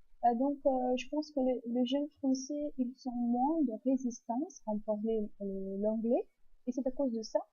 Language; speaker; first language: French; non-native, fluent; Portuguese